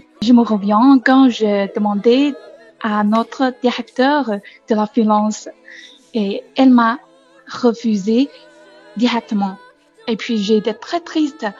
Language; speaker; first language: French; non-native, learner; Chinese